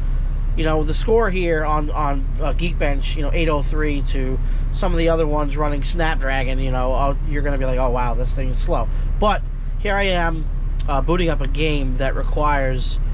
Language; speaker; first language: English; native; English